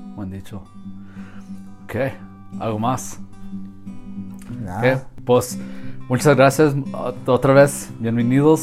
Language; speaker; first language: Spanish; non-native, learner; English